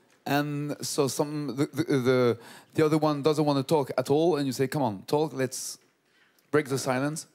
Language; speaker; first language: English; non-native, fluent; French